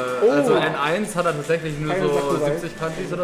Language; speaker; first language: German; native; German